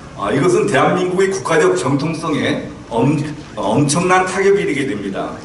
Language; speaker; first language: Korean; native; Korean